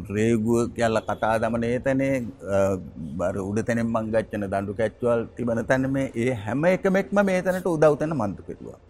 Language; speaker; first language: Sinhala; native; Sinhala